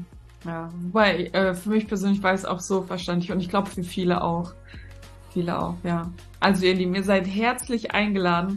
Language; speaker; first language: German; native; German